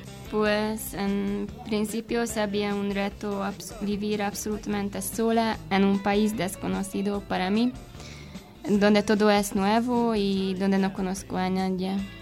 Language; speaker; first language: Spanish; non-native, fluent; Hungarian